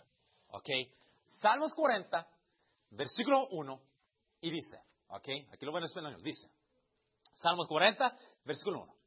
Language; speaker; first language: Spanish; early bilingual, heritage; Spanish